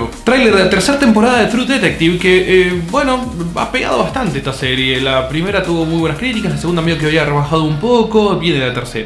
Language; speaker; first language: Spanish; native; Spanish